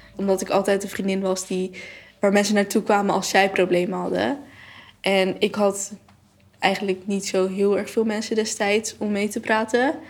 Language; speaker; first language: Dutch; native; Dutch